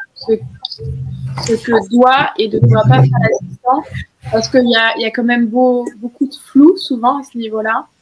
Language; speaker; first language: French; native; French